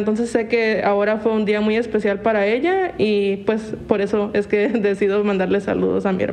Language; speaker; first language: Spanish; native; Spanish